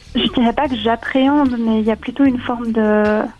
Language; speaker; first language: French; native; French